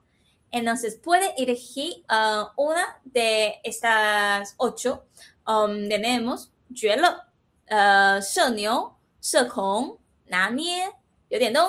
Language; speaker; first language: Spanish; non-native, fluent; Chinese